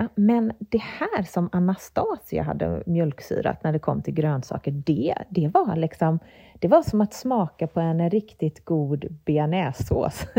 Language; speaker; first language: Swedish; native; Swedish